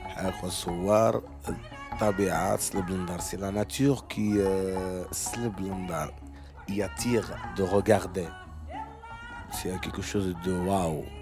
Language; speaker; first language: French; non-native, learner; Arabic